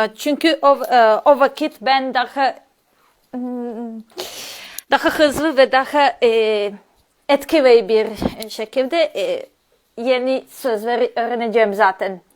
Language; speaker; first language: Turkish; non-native, learner; Serbian